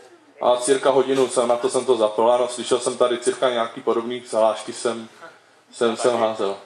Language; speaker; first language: Czech; native; Czech